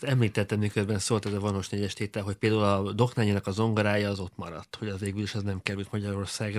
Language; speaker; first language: Hungarian; native; Hungarian